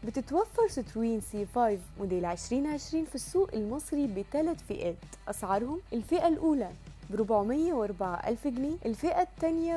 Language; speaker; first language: Arabic; native; Arabic